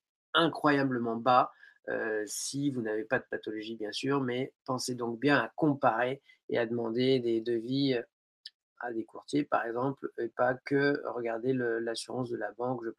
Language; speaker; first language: French; native; French